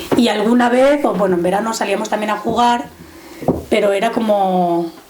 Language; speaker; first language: Spanish; native; Spanish